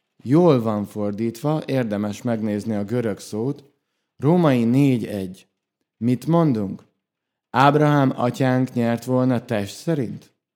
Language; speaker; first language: Hungarian; native; Hungarian